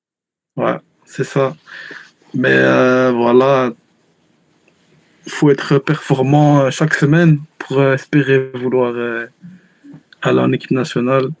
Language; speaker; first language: French; early bilingual, heritage; Arabic